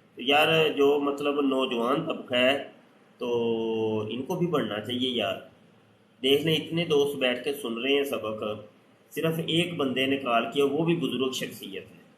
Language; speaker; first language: Urdu; non-native, local second language; Punjabi